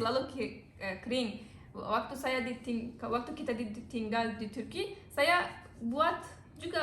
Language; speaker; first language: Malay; non-native, learner; Turkish